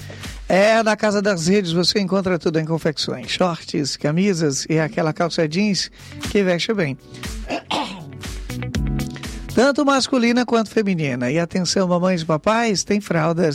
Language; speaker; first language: Portuguese; native; Portuguese